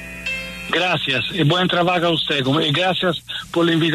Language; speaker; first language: Spanish; non-native, fluent; Italian